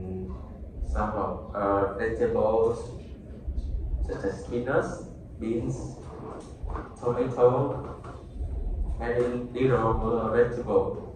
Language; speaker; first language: English; non-native, learner; Vietnamese